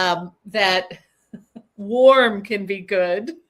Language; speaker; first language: English; native; English